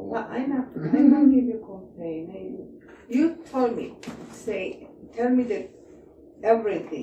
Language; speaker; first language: English; non-native, learner; Spanish